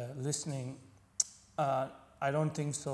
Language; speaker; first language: English; non-native, local second language; Punjabi